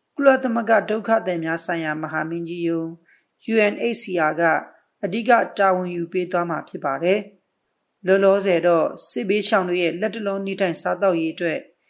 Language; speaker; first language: Burmese; native; Burmese